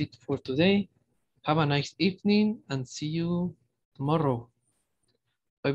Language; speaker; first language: English; non-native, fluent; Spanish